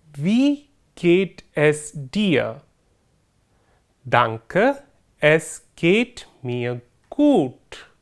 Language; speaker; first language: German; non-native, fluent; Hindi